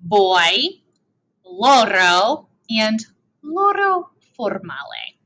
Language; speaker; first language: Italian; non-native, learner; English